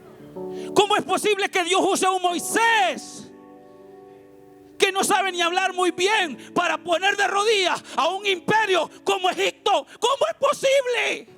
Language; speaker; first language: Spanish; native; Spanish